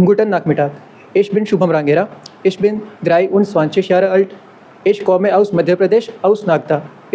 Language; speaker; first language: German; non-native, learner; Hindi